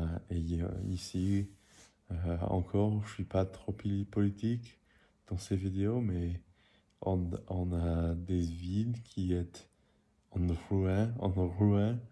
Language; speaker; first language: French; non-native, learner; English